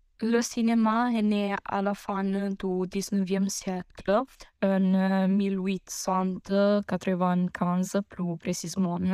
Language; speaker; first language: French; non-native, learner; Italian